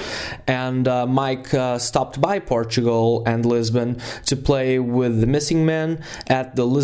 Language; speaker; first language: English; non-native, fluent; Portuguese